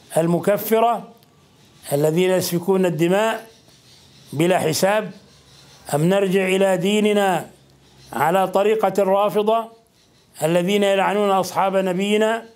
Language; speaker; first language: Arabic; native; Arabic